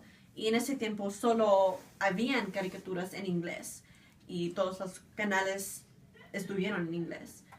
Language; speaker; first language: Spanish; early bilingual, other home language; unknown